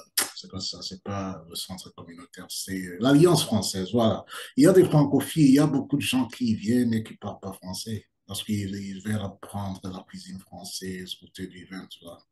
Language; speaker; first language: French; non-native, local second language; Kinyarwanda